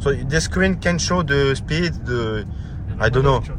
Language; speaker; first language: English; non-native, learner; French